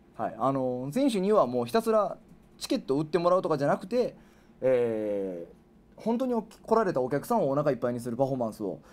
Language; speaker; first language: Japanese; native; Japanese